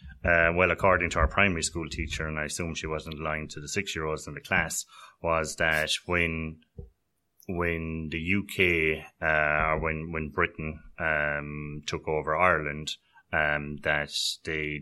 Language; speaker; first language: English; native; English